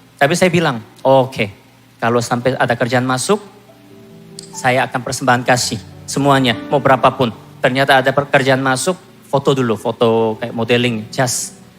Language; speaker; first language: Indonesian; non-native, fluent; Korean